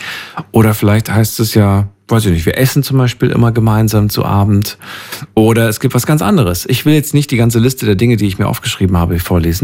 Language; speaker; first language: German; native; German